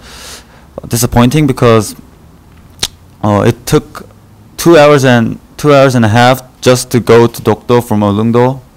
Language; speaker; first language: English; non-native, learner; Korean